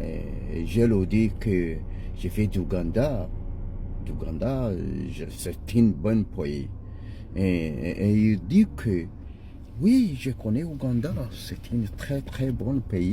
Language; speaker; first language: French; non-native, learner; Ganda